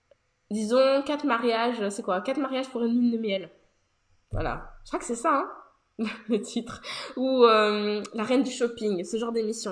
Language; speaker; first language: French; native; French